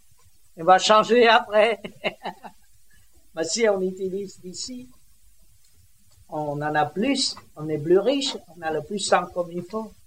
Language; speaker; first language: French; non-native, learner; Vietnamese